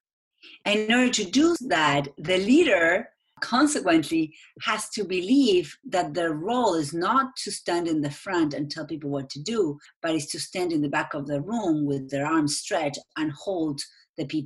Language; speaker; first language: English; non-native, fluent; Spanish